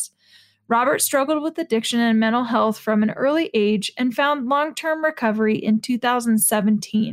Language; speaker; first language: English; native; English